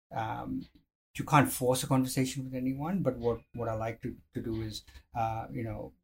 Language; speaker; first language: English; non-native, fluent; Arabic